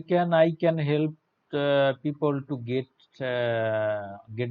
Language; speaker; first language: English; non-native, learner; Bangla